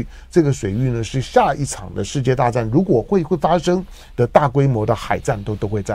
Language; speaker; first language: Chinese; native; Chinese